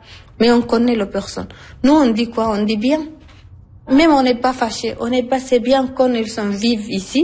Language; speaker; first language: French; non-native, learner; Arabic